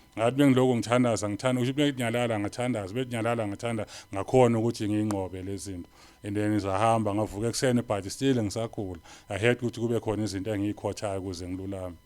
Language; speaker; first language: Zulu; native; Zulu